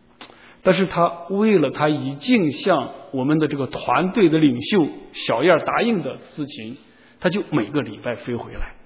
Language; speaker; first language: Chinese; native; Chinese